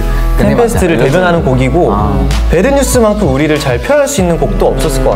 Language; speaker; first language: Korean; native; Korean